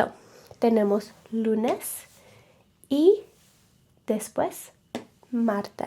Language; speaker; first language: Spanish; non-native, learner; English